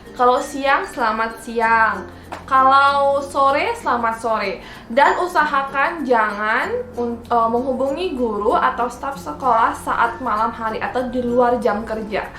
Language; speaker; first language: Indonesian; native; Indonesian